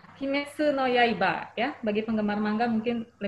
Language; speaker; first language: Indonesian; native; Indonesian